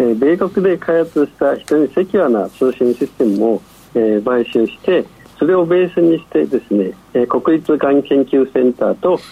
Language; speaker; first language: Japanese; non-native, fluent; Chinese